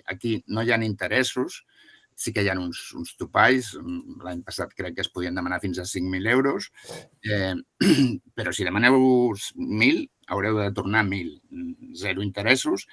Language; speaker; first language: Catalan; native; Catalan